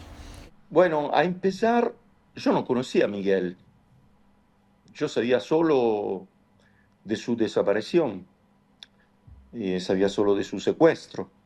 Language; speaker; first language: Spanish; non-native, fluent; Italian